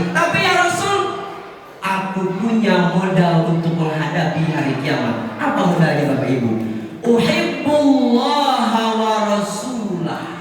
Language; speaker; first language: Indonesian; non-native, local second language; Sundanese